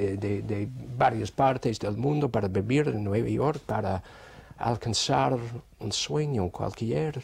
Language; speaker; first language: Spanish; non-native, fluent; English